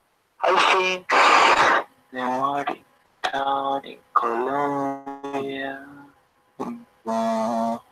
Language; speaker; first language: English; non-native, learner; Spanish